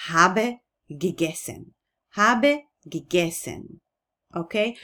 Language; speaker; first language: German; non-native, fluent; Hebrew